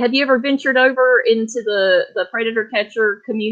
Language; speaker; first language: English; native; English